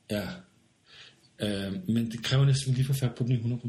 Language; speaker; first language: Danish; native; Danish